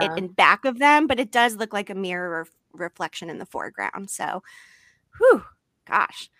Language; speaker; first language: English; native; English